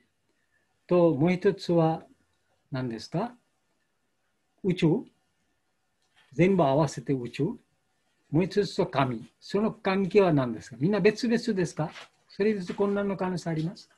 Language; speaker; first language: Japanese; non-native, fluent; Bangla